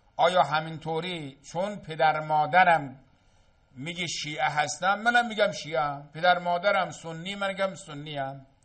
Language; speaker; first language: Persian; native; Persian